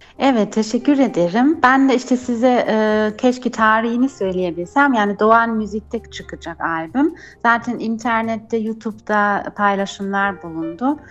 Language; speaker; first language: Turkish; early bilingual, heritage; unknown